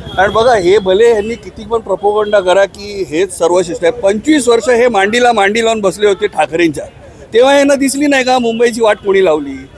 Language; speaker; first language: Marathi; native; Marathi